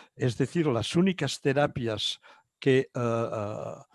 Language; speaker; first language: Spanish; non-native, local second language; Catalan